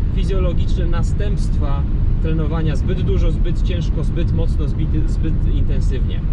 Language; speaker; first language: Polish; native; Polish